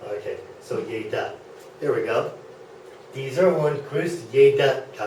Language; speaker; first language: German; non-native, fluent; English